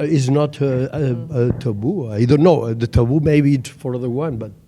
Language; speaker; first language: English; non-native, learner; Catalan